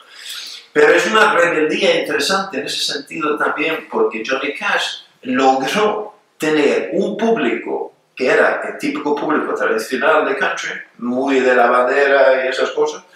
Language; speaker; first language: Spanish; non-native, fluent; Swedish